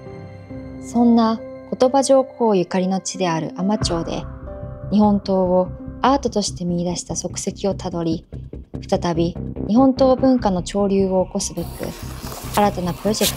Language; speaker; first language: Japanese; native; Japanese